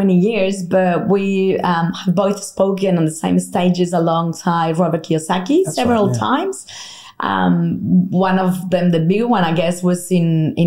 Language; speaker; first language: English; non-native, fluent; Spanish